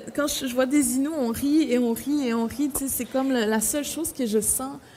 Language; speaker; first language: French; native; French